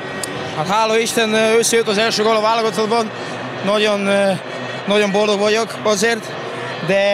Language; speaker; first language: Hungarian; non-native, learner; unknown